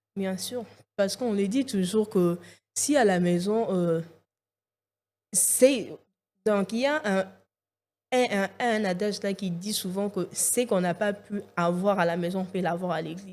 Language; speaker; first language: French; non-native, local second language; Lingala